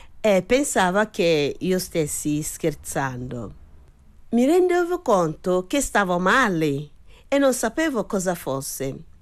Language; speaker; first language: Italian; non-native, fluent; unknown